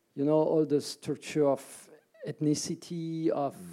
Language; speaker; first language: English; early bilingual, other home language; French